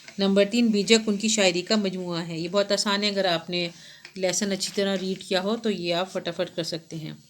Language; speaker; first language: Urdu; native; Urdu